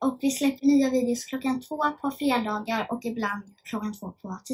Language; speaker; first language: Swedish; native; Swedish